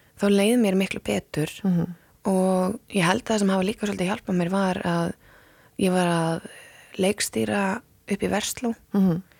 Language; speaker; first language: Icelandic; native; Icelandic